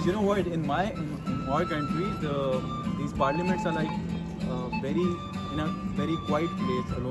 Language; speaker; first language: English; non-native, fluent; Hindi